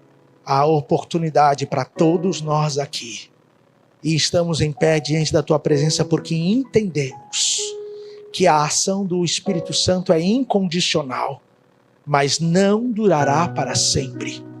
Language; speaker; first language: Portuguese; native; Portuguese